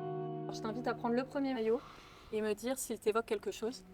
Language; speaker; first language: French; native; French